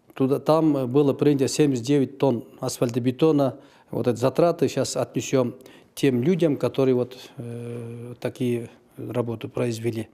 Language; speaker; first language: Russian; non-native, local second language; Kyrgyz